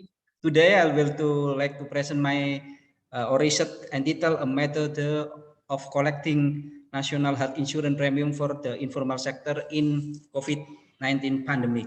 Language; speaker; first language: English; non-native, learner; Indonesian